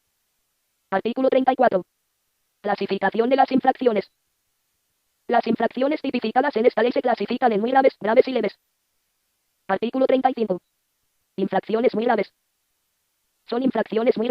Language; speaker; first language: Spanish; native; Spanish